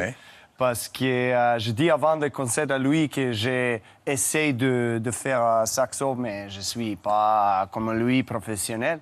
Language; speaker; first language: French; non-native, learner; Serbian